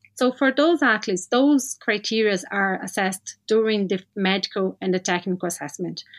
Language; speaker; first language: English; non-native, fluent; Portuguese